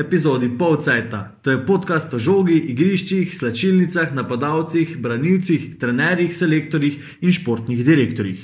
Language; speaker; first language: Slovenian; native; Slovenian